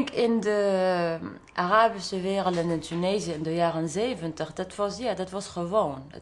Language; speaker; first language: Dutch; non-native, fluent; Arabic